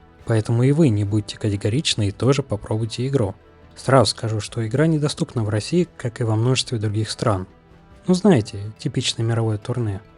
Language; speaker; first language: Russian; native; Russian